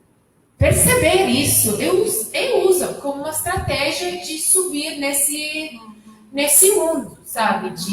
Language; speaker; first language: Portuguese; non-native, fluent; Arabic